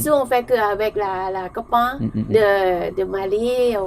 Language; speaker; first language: French; non-native, learner; Thai